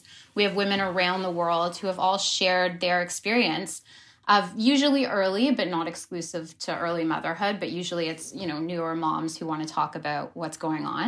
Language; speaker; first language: English; native; English